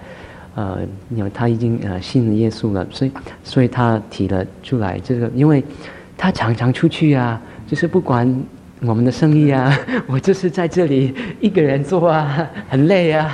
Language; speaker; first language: Chinese; early bilingual, heritage; Chinese